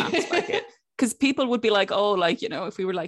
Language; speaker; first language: English; native; English